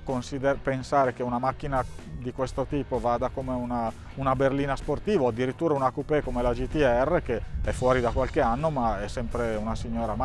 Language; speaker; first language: Italian; native; Italian